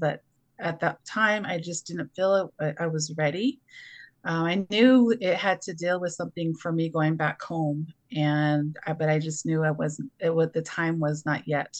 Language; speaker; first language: English; native; English